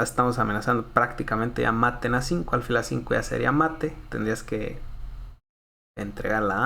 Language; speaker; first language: Spanish; native; Spanish